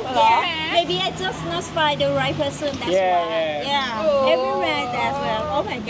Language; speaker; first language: English; non-native, learner; Thai